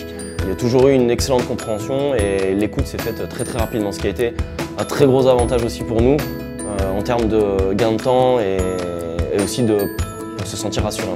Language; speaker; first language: French; native; French